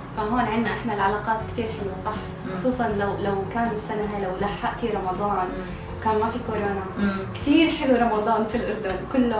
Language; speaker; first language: Arabic; native; Arabic